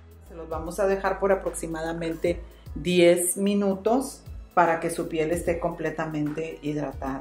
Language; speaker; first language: Spanish; native; Spanish